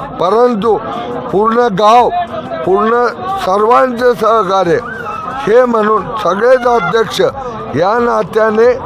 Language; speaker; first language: Marathi; native; Marathi